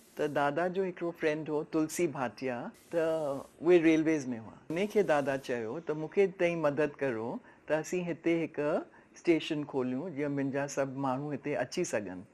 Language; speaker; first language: Sindhi; native; Sindhi